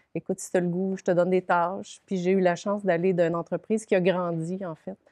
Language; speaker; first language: French; native; French